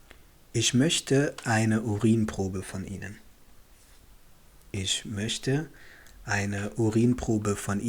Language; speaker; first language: German; non-native, fluent; Tigrinya